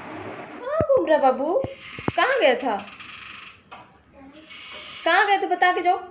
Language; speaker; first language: Hindi; native; Hindi